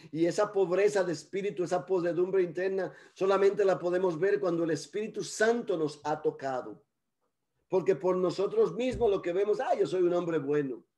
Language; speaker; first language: Spanish; early bilingual, heritage; Spanish